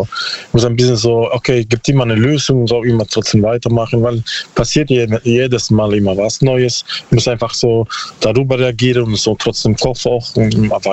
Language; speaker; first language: German; non-native, learner; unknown